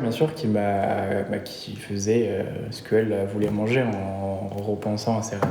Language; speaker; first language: French; early bilingual, other home language; Spanish